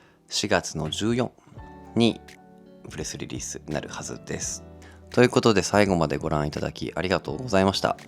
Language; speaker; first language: Japanese; native; Japanese